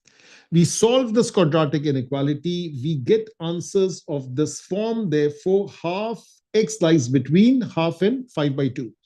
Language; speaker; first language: English; non-native, local second language; Urdu